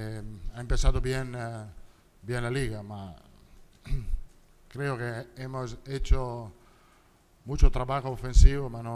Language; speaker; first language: Spanish; non-native, learner; Italian